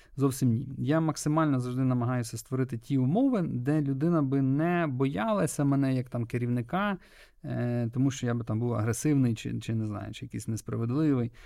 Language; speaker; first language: Ukrainian; native; Ukrainian